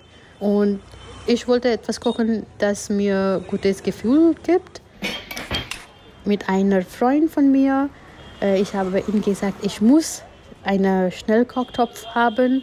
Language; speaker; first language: German; non-native, fluent; Gujarati